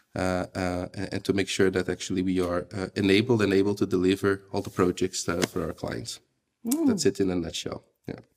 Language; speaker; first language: English; non-native, fluent; Portuguese